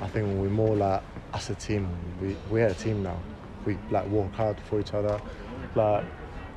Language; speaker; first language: English; native; English